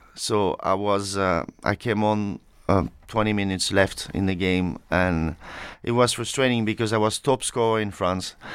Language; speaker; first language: English; non-native, fluent; French